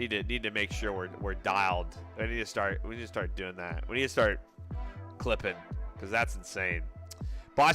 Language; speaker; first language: English; native; English